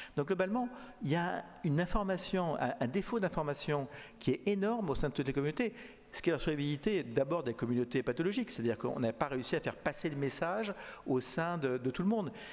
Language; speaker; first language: French; native; French